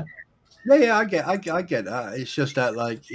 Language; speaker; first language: English; native; English